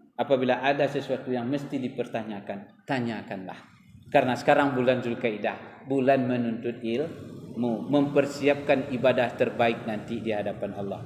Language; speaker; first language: Malay; non-native, local second language; Minangkabau